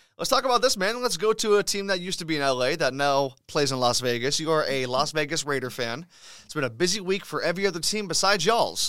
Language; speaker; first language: English; native; English